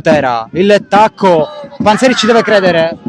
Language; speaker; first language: Italian; native; Italian